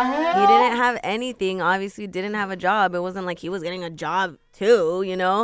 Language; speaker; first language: English; early bilingual, other home language; Spanish